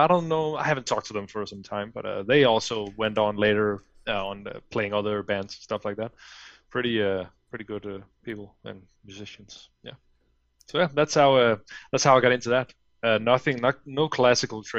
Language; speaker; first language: English; non-native, fluent; Danish